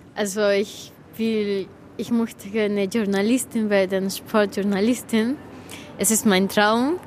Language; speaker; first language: German; non-native, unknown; Spanish